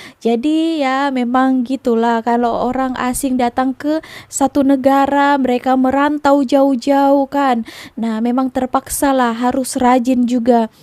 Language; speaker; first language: Indonesian; native; Indonesian